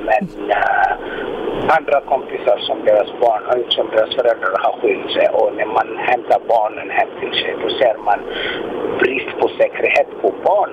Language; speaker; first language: Swedish; non-native, fluent; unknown